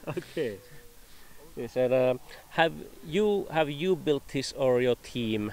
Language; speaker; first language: English; non-native, fluent; Finnish